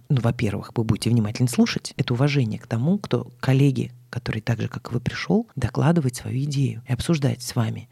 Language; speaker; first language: Russian; native; Russian